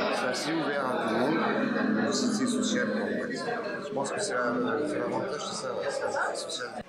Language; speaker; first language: French; native; French